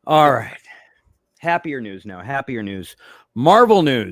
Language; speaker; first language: English; native; English